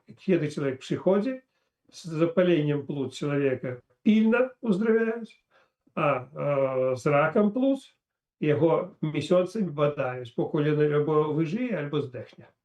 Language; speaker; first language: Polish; non-native, fluent; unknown